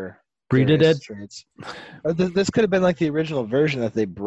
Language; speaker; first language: English; native; English